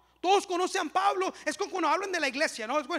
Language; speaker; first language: Spanish; early bilingual, heritage; Spanish